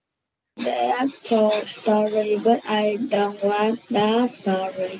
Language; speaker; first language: English; non-native, learner; Vietnamese